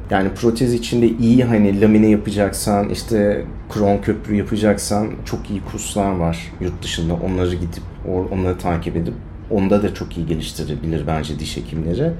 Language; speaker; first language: Turkish; early bilingual, other home language; German